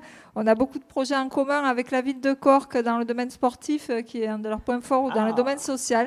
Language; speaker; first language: French; native; French